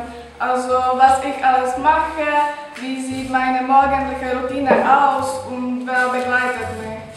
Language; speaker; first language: German; non-native, learner; Czech